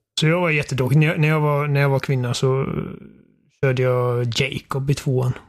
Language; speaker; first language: Swedish; native; Swedish